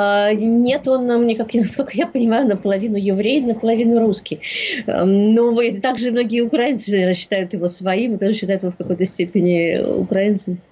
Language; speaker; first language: Russian; native; Russian